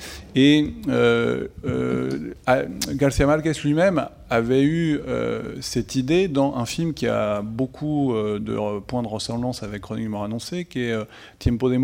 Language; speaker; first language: French; native; French